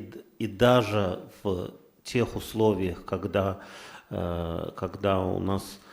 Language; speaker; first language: Russian; native; Russian